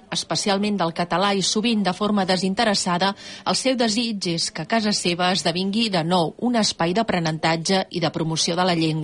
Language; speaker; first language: Catalan; native; Catalan